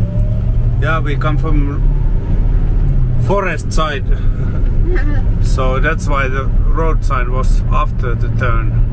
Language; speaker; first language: English; non-native, learner; Finnish